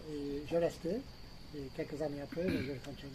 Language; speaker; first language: French; non-native, fluent; English